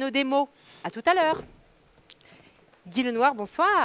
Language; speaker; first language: French; native; French